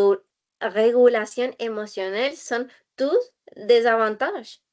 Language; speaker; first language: French; non-native, learner; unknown